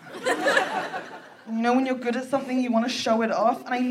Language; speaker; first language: English; native; English